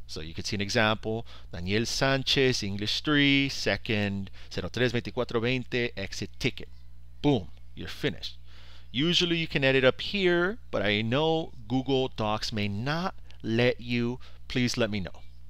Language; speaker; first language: English; early bilingual, other home language; Spanish